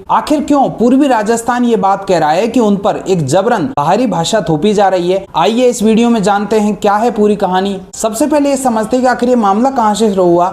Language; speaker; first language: Hindi; native; Hindi